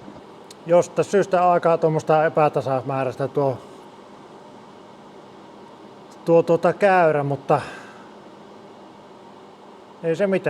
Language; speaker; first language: Finnish; native; Finnish